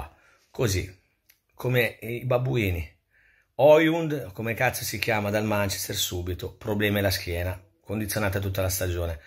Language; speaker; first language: Italian; native; Italian